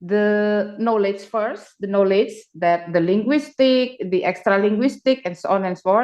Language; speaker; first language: English; non-native, fluent; Indonesian